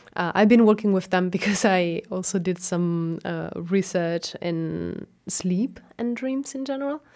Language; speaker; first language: English; non-native, fluent; Italian